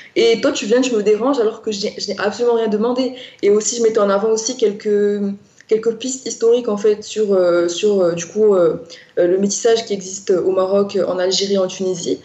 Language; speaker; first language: French; non-native, local second language; Arabic